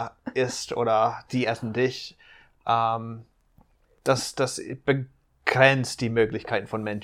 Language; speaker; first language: German; non-native, fluent; English